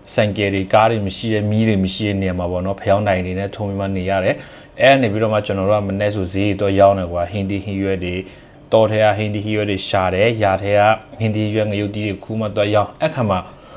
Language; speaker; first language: Burmese; non-native, local second language; Shwe Palaung